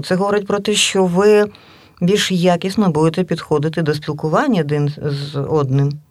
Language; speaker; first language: Ukrainian; native; Ukrainian